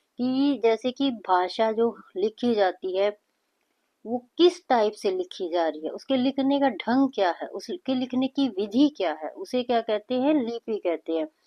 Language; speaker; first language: Hindi; native; Hindi